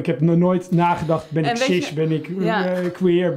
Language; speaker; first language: Dutch; native; Dutch